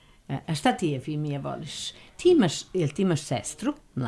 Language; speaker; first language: Serbian; native; Serbian